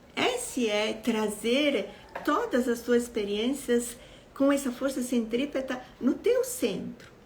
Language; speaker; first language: Portuguese; non-native, fluent; Italian